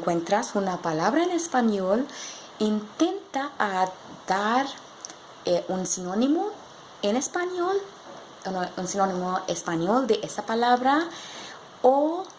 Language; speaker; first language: Spanish; non-native, learner; English